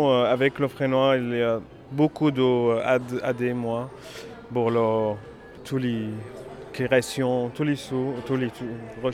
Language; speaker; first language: French; non-native, learner; Arabic